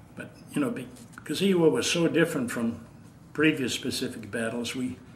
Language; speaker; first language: English; native; English